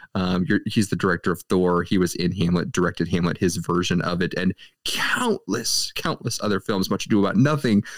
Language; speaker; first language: English; native; English